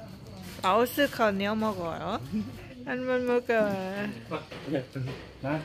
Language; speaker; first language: Korean; non-native, learner; Lao